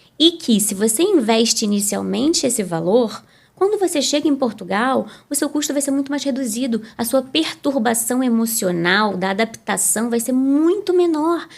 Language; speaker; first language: Portuguese; native; Portuguese